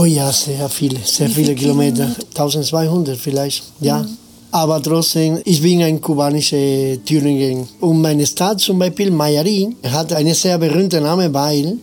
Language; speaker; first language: German; non-native, fluent; Spanish